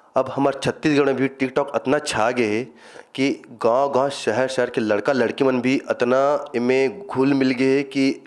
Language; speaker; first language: Hindi; native; Hindi